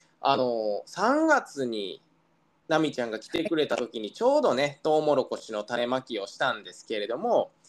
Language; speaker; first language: Japanese; native; Japanese